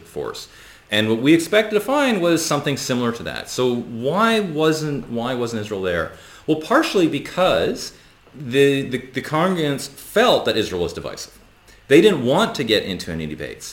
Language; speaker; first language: English; native; English